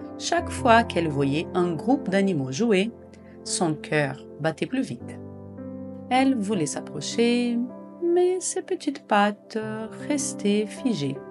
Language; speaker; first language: French; non-native, fluent; Portuguese